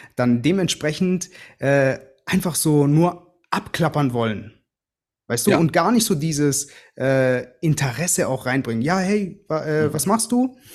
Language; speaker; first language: German; early bilingual, other home language; Greek